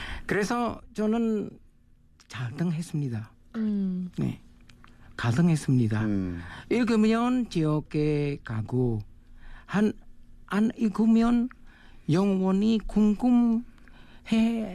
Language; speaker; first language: Korean; non-native, learner; Indonesian